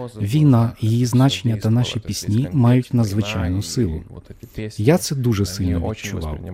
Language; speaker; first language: Ukrainian; non-native, fluent; Lithuanian